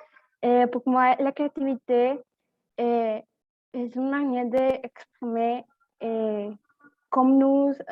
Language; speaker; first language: French; non-native, learner; Spanish